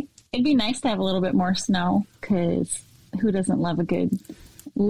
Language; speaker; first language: English; native; English